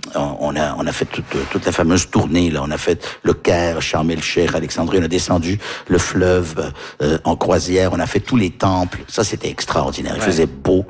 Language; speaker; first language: French; early bilingual, heritage; French